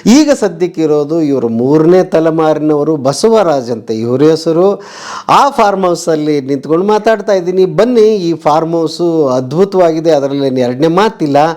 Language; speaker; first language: Kannada; native; Kannada